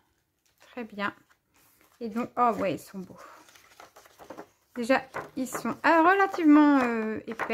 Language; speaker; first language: French; native; French